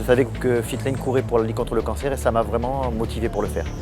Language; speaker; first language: French; native; French